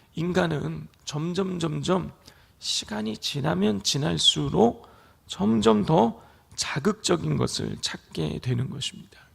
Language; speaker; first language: Korean; native; Korean